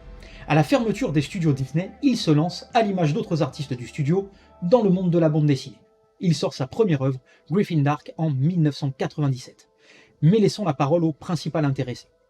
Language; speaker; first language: French; native; French